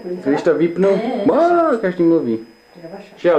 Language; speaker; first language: Czech; early bilingual, heritage; Czech